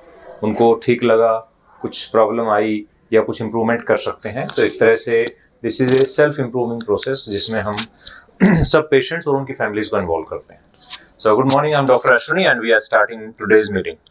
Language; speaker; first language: Hindi; native; Hindi